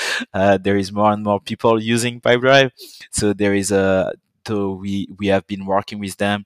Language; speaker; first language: English; non-native, fluent; French